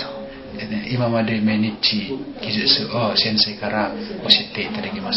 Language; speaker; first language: Japanese; non-native, learner; Indonesian